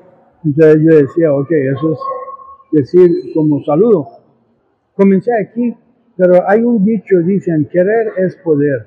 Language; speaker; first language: Spanish; non-native, fluent; Persian